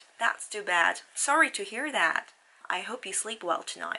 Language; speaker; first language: English; non-native, fluent; Korean